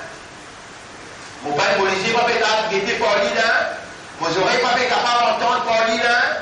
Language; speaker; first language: French; non-native, local second language; Morisyen